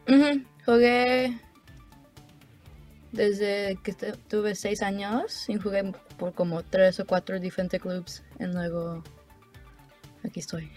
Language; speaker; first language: Spanish; early bilingual, heritage; Spanish